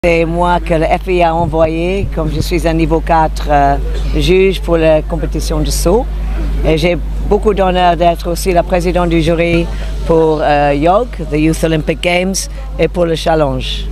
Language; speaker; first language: French; non-native, learner; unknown